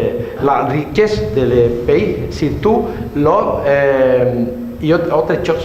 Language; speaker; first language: French; non-native, learner; Spanish